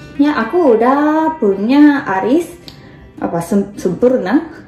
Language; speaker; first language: Indonesian; non-native, learner; Japanese